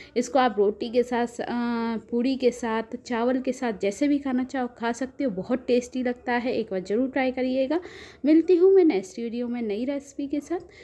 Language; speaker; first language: Hindi; native; Hindi